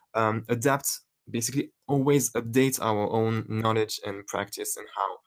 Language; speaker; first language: English; non-native, fluent; French